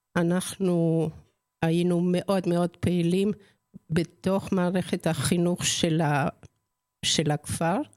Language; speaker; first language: Hebrew; non-native, fluent; Spanish